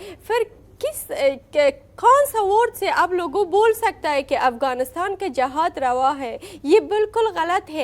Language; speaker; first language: Hindi; non-native, learner; Persian